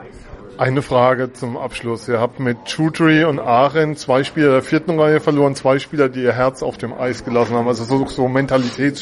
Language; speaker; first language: German; native; German